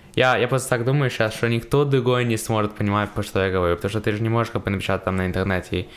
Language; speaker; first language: Russian; early bilingual, heritage; Russian